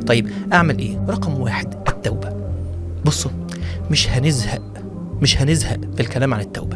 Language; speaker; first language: Arabic; native; Arabic